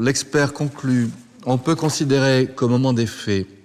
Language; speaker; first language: French; native; French